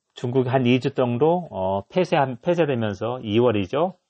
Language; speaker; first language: Korean; native; Korean